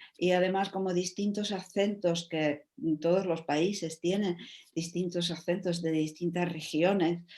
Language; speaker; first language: Spanish; non-native, fluent; Czech